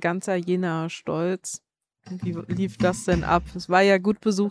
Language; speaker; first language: German; native; German